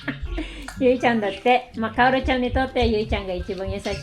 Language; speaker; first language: Japanese; non-native, fluent; Filipino